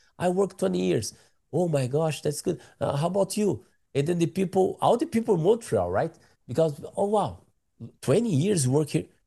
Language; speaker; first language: English; non-native, learner; Portuguese